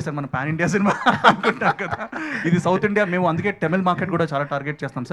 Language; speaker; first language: Telugu; native; Telugu